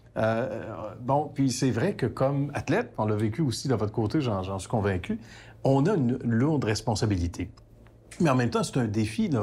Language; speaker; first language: French; native; French